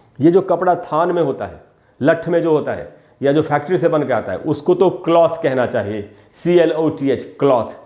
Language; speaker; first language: Hindi; native; Hindi